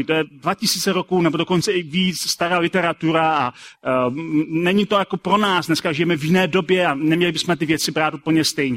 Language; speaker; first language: Czech; native; Czech